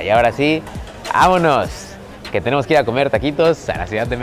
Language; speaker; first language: Spanish; native; Spanish